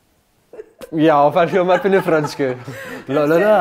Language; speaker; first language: Icelandic; non-native, learner; French